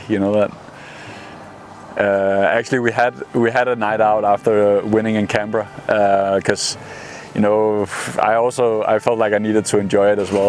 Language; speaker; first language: English; non-native, fluent; Danish